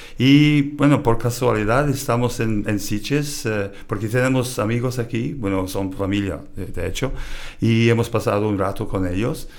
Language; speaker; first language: Spanish; non-native, fluent; English